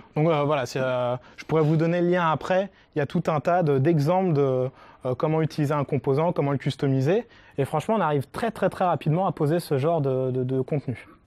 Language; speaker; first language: French; native; French